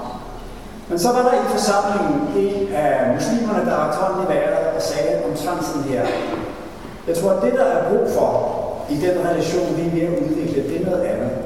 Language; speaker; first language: Danish; native; Danish